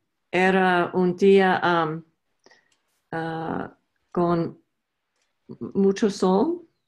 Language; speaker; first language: Spanish; non-native, learner; English